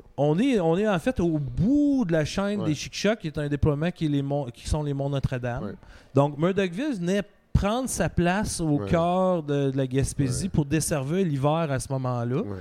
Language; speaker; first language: French; native; French